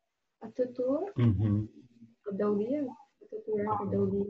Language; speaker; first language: Arabic; non-native, learner; English